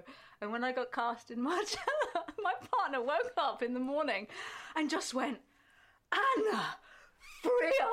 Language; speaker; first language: English; native; English